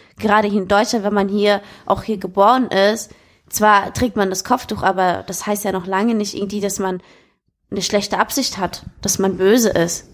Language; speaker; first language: German; early bilingual, other home language; Arabic